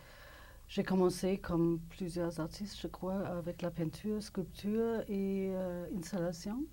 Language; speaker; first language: French; non-native, fluent; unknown